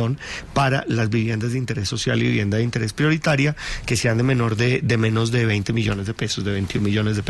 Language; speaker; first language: Spanish; native; Spanish